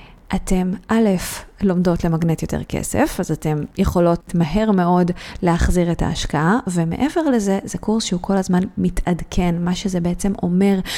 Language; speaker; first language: Hebrew; native; Hebrew